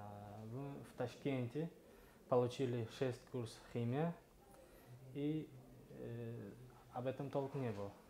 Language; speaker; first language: Russian; non-native, learner; Uzbek